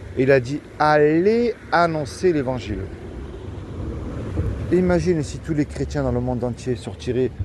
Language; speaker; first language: French; native; French